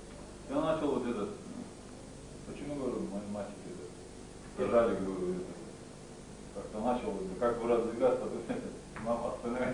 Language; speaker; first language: Russian; non-native, local second language; Chechen